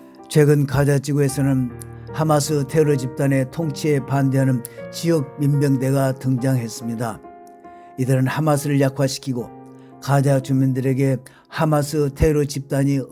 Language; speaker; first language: Korean; native; Korean